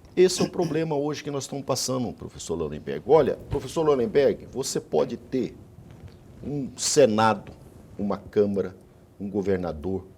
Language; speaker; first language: Portuguese; native; Portuguese